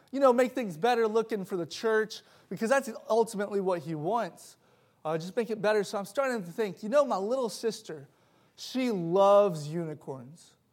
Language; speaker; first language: English; native; English